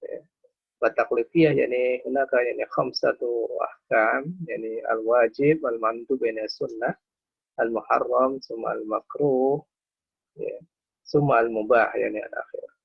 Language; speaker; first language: Arabic; non-native, fluent; Indonesian